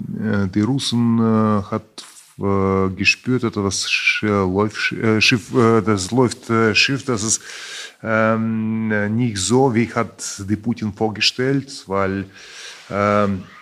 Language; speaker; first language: German; non-native, fluent; Russian